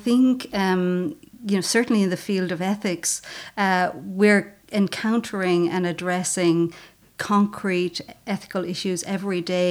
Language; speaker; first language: English; native; English